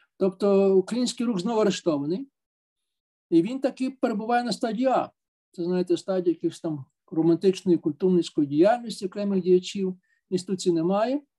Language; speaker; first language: Ukrainian; native; Ukrainian